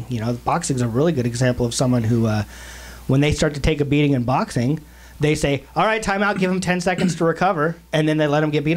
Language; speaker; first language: English; native; English